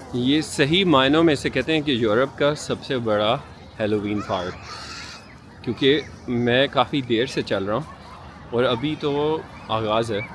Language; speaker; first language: Urdu; non-native, local second language; Punjabi